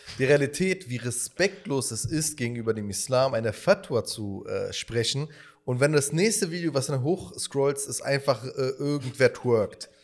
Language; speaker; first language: German; early bilingual, other home language; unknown